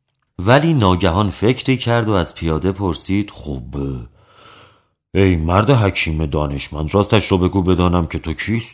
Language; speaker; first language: Persian; native; Persian